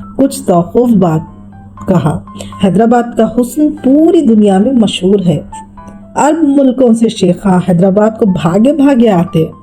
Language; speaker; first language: Urdu; native; Urdu